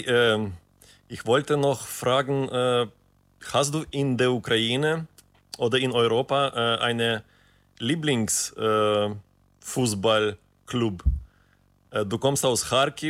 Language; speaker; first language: German; non-native, fluent; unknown